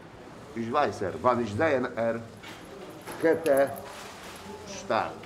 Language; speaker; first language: German; non-native, learner; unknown